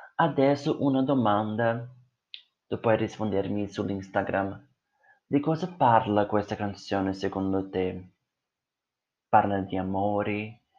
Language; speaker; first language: Italian; non-native, fluent; Portuguese